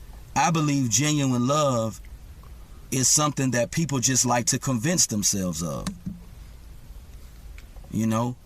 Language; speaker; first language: English; native; English